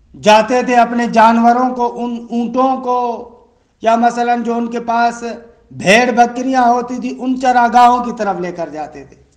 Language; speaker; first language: Urdu; non-native, local second language; Sindhi